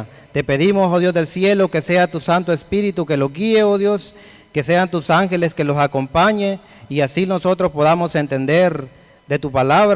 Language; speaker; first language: Spanish; native; Spanish